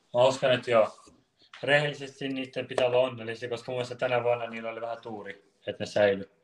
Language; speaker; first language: Finnish; early bilingual, other home language; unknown